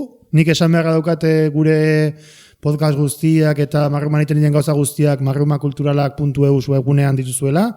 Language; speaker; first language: Basque; native; Basque